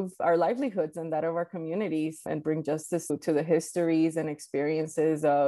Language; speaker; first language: English; early bilingual, other home language; Spanish